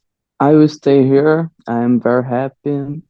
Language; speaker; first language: English; non-native, learner; Portuguese